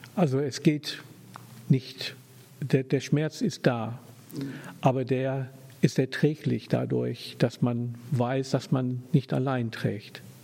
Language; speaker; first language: German; non-native, fluent; English